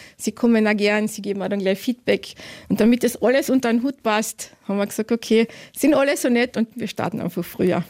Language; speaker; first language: German; native; German